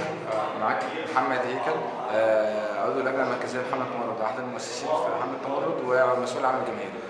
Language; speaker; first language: Arabic; native; Arabic